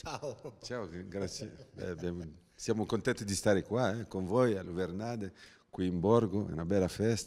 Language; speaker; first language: Italian; non-native, learner; French